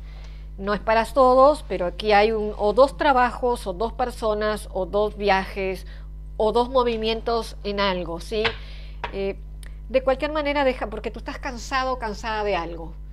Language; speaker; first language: Spanish; native; Spanish